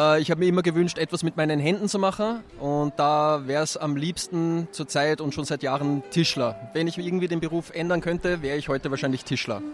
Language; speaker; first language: German; native; German